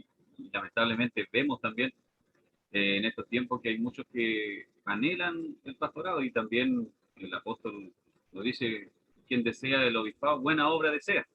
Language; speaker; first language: Spanish; native; Spanish